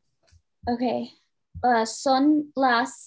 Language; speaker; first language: Spanish; non-native, learner; English